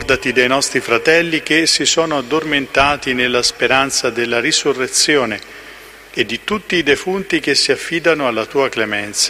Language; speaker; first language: Italian; native; Italian